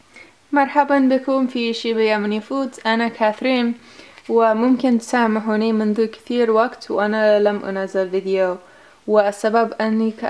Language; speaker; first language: Arabic; non-native, learner; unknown